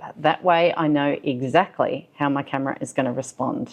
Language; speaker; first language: English; native; English